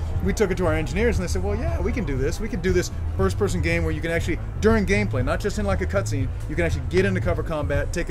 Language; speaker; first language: English; native; English